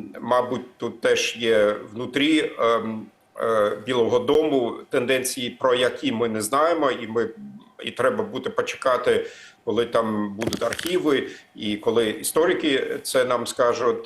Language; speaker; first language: Ukrainian; non-native, fluent; German